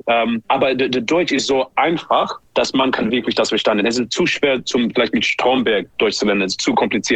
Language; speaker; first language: German; non-native, learner; English